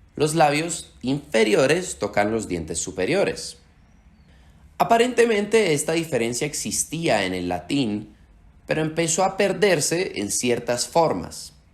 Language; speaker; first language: Spanish; early bilingual, heritage; Slovak